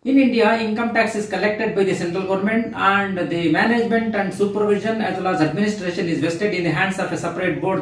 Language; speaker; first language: English; non-native, local second language; Kannada